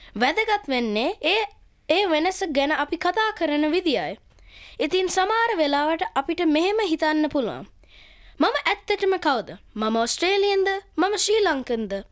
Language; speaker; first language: Sinhala; early bilingual, heritage; Sinhala